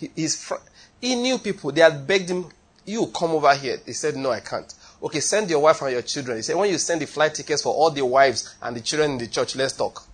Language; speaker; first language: English; non-native, local second language; Yoruba